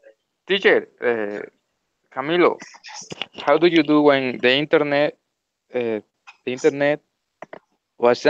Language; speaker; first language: English; non-native, learner; Spanish